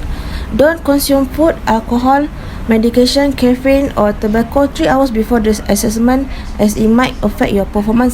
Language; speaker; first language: English; non-native, local second language; Malay